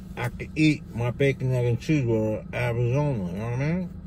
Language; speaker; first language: English; native; English